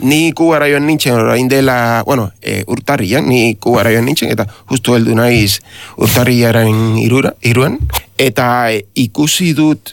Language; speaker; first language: Basque; non-native, learner; Spanish